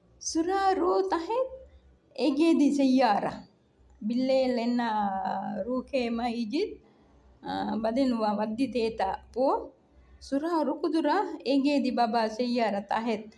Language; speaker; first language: Arabic; non-native, learner; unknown